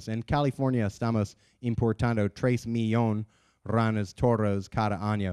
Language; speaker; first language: Spanish; non-native, learner; English